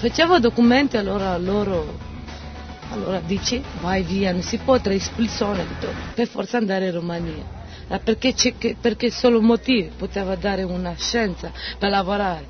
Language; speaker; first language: Italian; non-native, learner; Romanian